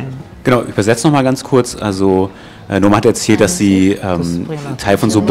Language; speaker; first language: German; native; German